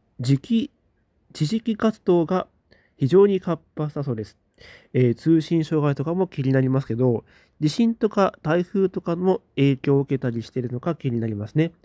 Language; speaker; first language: Japanese; native; Japanese